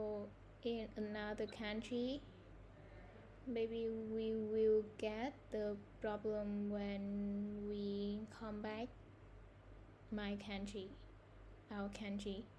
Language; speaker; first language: English; non-native, learner; Vietnamese